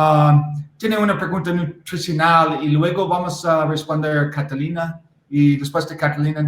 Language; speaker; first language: Spanish; non-native, learner; English